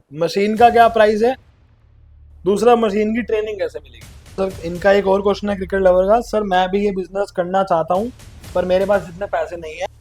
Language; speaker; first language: Hindi; native; Hindi